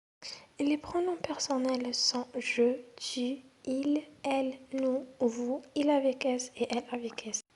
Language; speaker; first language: French; non-native, local second language; Arabic